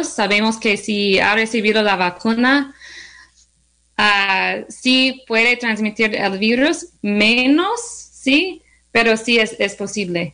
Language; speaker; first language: Spanish; non-native, learner; English